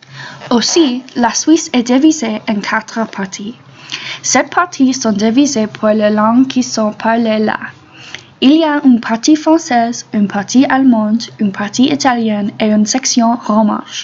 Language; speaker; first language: French; non-native, learner; English